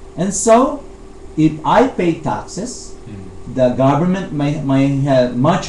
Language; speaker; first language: English; non-native, fluent; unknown